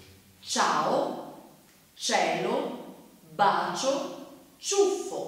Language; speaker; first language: Italian; native; Italian